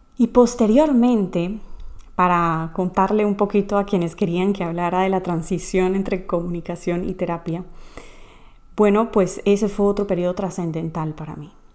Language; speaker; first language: Spanish; native; Spanish